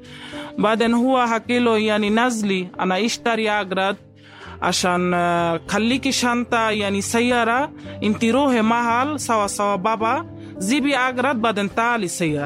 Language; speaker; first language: Arabic; non-native, learner; Bangla